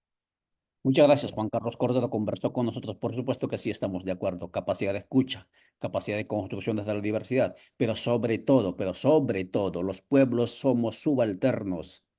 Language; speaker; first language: Spanish; native; Spanish